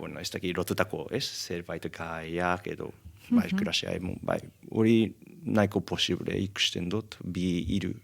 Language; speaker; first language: Basque; non-native, learner; Japanese